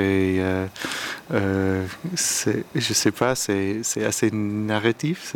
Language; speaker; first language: French; non-native, learner; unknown